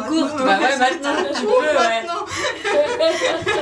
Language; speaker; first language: French; native; French